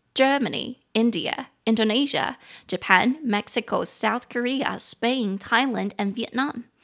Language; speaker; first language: English; non-native, fluent; Chinese